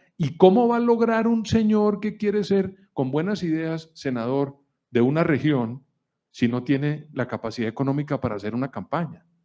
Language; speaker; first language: Spanish; native; Spanish